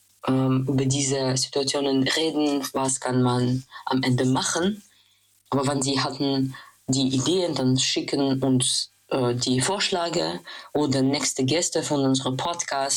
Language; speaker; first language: German; non-native, fluent; Russian